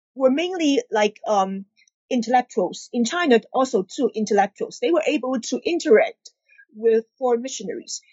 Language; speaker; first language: English; non-native, local second language; Cantonese